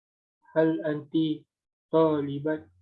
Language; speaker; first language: Arabic; non-native, learner; Malay